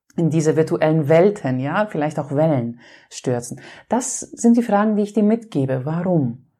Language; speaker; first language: German; non-native, fluent; Greek